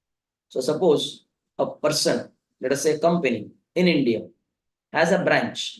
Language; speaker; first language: English; non-native, local second language; Kannada